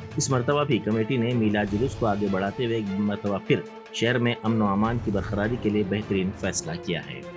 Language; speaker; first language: Hindi; non-native, local second language; Urdu